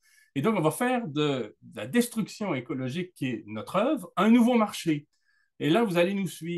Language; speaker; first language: French; native; French